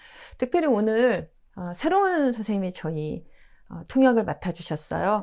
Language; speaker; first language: Korean; native; Korean